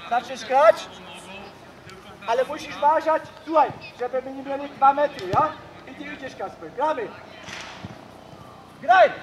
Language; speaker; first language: Polish; early bilingual, heritage; Polish